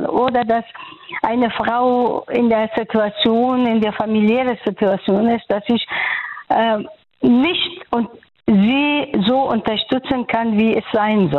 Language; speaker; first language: German; non-native, fluent; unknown